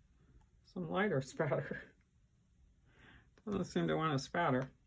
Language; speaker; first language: English; native; English